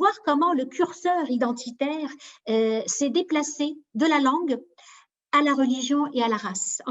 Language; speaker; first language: French; native; French